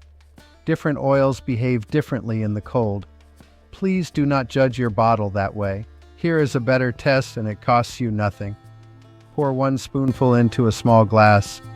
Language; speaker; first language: English; non-native, fluent; Italian